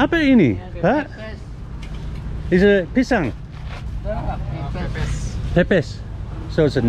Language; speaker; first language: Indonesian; non-native, learner; English